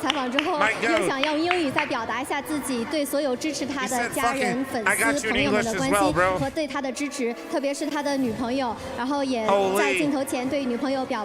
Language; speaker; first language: Chinese; native; Chinese